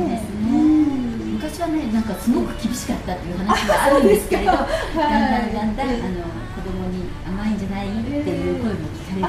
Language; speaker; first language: Japanese; native; Japanese